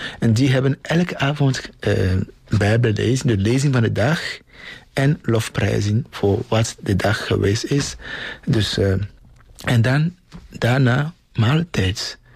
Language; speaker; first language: Dutch; non-native, fluent; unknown